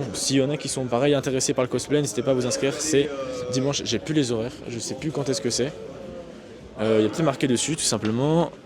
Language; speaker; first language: French; native; French